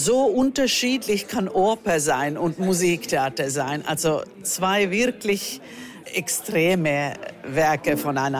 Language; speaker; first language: German; non-native, learner; Finnish